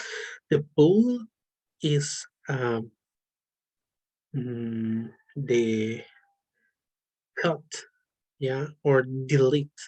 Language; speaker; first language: English; non-native, learner; Spanish